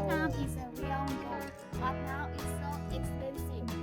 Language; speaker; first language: English; non-native, learner; Thai